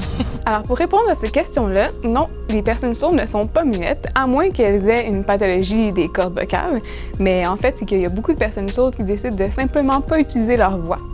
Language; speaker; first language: French; native; French